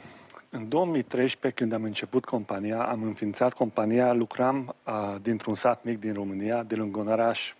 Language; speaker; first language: Romanian; non-native, local second language; Hungarian